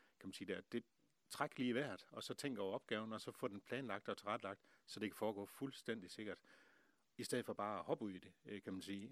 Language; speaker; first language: Danish; native; Danish